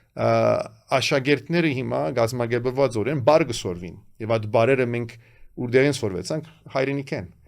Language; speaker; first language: Armenian; early bilingual, heritage; Armenian